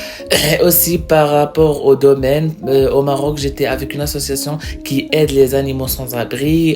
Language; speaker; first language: French; non-native, local second language; Arabic